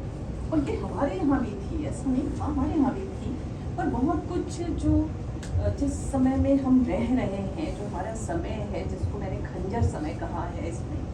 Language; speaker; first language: Hindi; native; Hindi